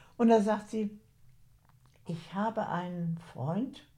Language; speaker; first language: German; native; German